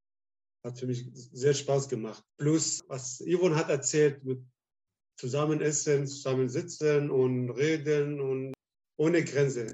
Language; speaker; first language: German; non-native, learner; Arabic